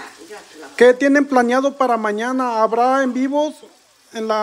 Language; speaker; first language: Spanish; native; Spanish